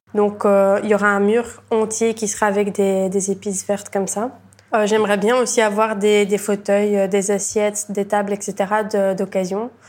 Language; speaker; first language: French; early bilingual, other home language; Bulgarian